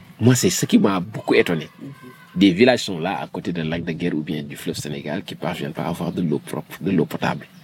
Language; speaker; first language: French; non-native, local second language; Wolof